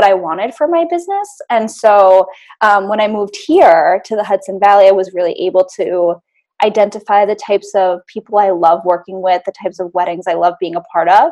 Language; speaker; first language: English; native; English